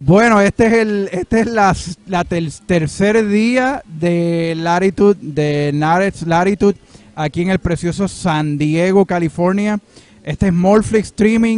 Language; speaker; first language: Spanish; native; Spanish